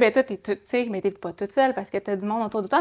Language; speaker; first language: French; native; French